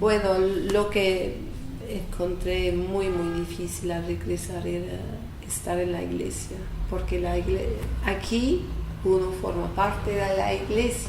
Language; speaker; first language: Spanish; non-native, fluent; English